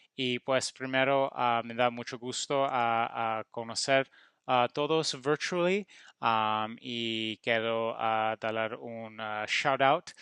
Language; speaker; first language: Spanish; non-native, learner; English